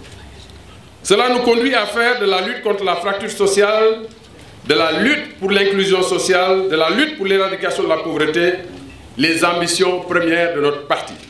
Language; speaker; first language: French; non-native, local second language; Wolof